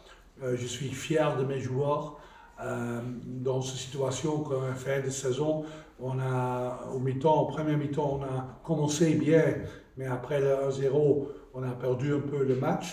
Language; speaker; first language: French; non-native, fluent; Dutch